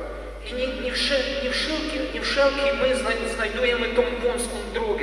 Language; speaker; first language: Polish; non-native, learner; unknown